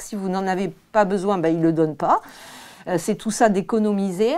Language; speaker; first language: French; native; French